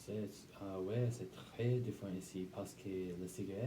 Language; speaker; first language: French; non-native, learner; English